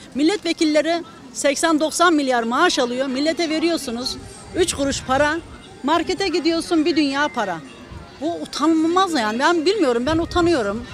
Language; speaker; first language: Turkish; native; Turkish